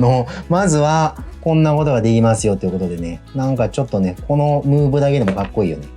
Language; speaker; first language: Japanese; native; Japanese